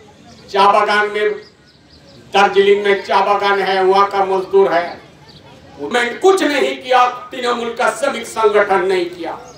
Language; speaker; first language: Hindi; non-native, local second language; Bangla